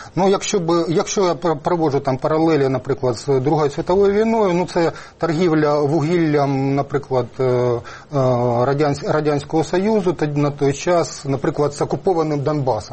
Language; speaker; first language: Ukrainian; native; Ukrainian